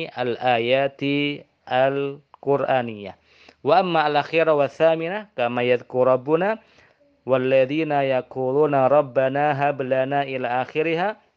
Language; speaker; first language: Arabic; non-native, fluent; Indonesian